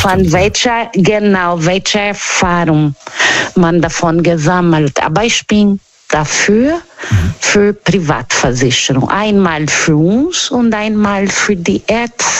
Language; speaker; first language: German; non-native, learner; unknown